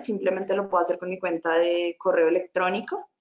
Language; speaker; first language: Spanish; native; Spanish